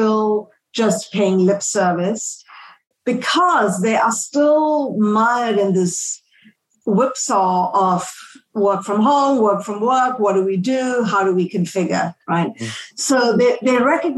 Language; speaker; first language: English; non-native, local second language; Tamil